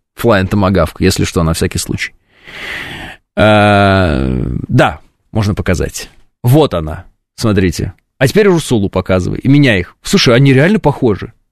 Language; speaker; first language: Russian; native; Russian